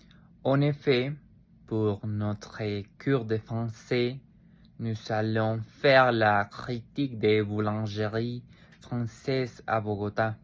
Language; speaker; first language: French; non-native, learner; Spanish